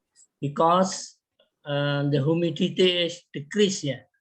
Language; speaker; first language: English; non-native, learner; Indonesian